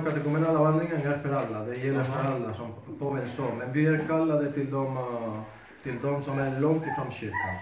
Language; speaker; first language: Swedish; non-native, fluent; Spanish